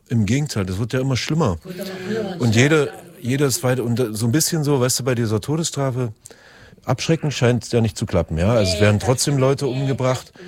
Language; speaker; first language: German; native; German